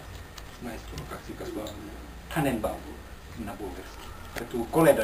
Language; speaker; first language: Bulgarian; non-native, learner; Finnish